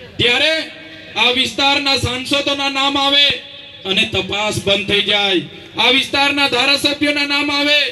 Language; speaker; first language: Gujarati; non-native, local second language; Vasavi